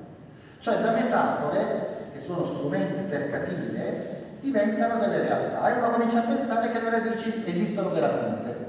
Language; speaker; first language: Italian; native; Italian